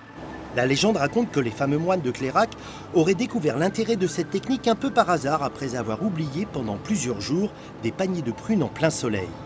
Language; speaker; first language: French; native; French